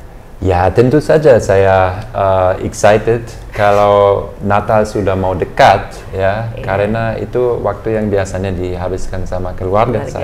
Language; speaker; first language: Indonesian; non-native, fluent; German